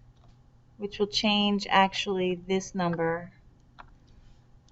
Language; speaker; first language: English; native; English